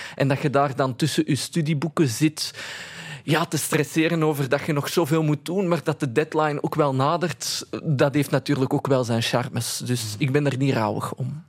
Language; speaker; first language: Dutch; early bilingual, other home language; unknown